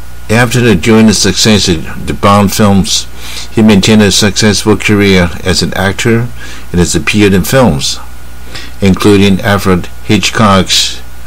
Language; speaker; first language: English; non-native, fluent; Chinese